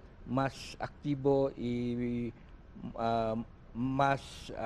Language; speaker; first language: Spanish; non-native, learner; Filipino